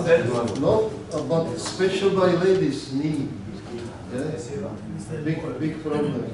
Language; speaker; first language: English; non-native, learner; Czech